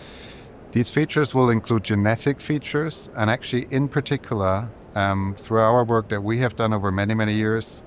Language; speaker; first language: English; non-native, fluent; German